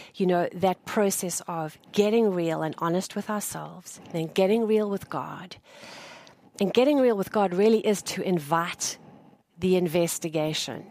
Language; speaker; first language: English; native; English